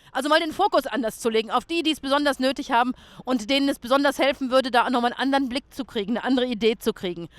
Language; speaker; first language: German; native; German